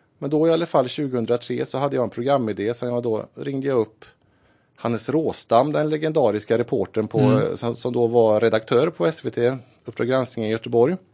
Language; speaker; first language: Swedish; native; Swedish